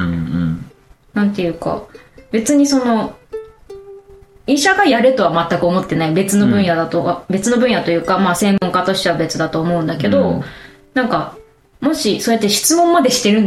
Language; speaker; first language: Japanese; native; Japanese